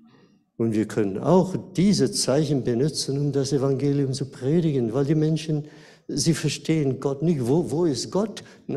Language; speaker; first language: German; non-native, fluent; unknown